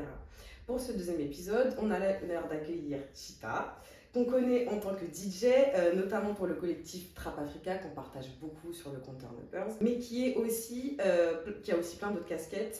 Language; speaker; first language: French; native; French